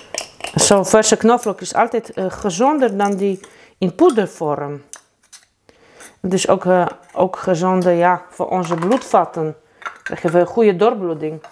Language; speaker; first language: Dutch; non-native, fluent; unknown